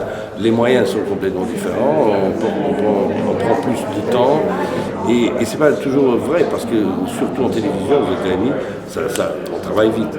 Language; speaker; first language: French; non-native, fluent; Portuguese